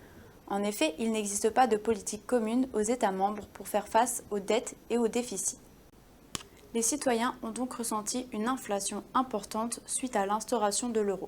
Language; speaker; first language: French; native; French